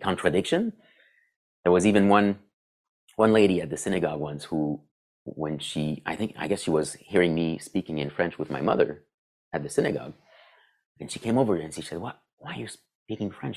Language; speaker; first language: English; non-native, fluent; French